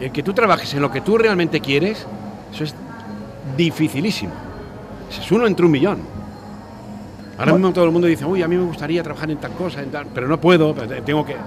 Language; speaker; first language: Spanish; native; Spanish